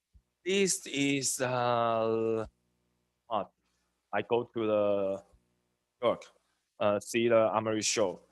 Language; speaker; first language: English; non-native, learner; Chinese